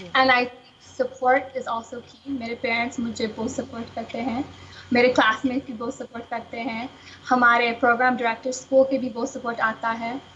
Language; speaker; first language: Hindi; early bilingual, heritage; Hindi